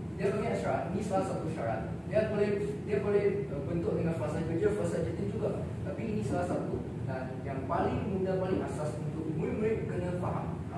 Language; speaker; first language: Malay; non-native, local second language; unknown